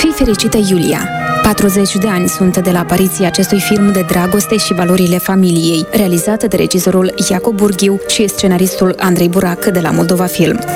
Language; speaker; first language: Romanian; native; Romanian